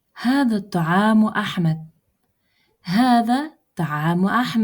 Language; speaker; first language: Arabic; non-native, fluent; Russian